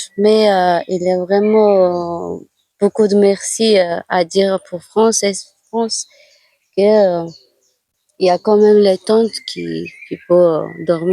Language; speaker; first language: French; non-native, fluent; Georgian